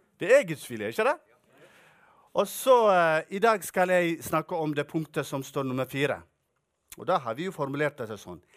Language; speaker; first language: Norwegian; non-native, fluent; Tigrinya